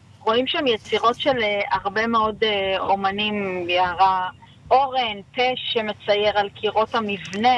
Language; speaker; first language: Hebrew; native; Hebrew